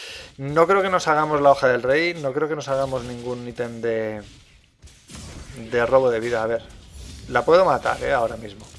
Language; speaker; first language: Spanish; native; Spanish